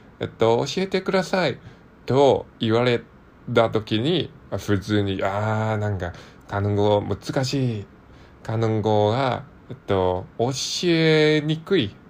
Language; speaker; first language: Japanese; non-native, learner; Cantonese